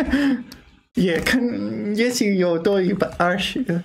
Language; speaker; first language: Chinese; non-native, learner; English